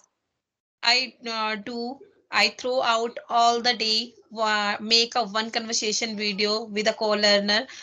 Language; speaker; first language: English; non-native, learner; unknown